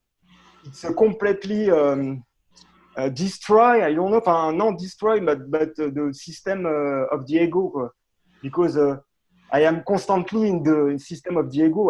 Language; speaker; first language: English; non-native, learner; French